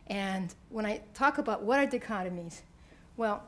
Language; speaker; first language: English; native; English